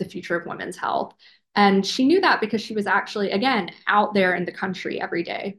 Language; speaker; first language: English; native; English